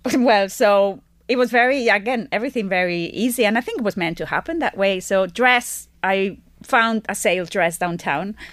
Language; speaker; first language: English; non-native, fluent; Spanish